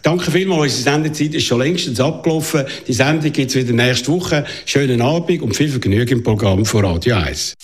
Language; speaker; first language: German; native; German